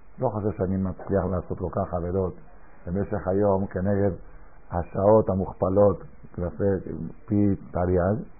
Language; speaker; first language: Hebrew; non-native, fluent; Spanish